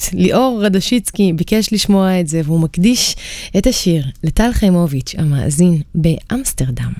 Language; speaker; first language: Hebrew; native; Hebrew